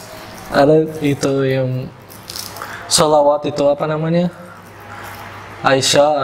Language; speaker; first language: Indonesian; non-native, learner; Portuguese